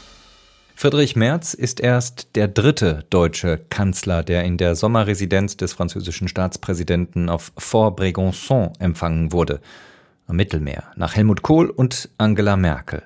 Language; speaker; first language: German; native; German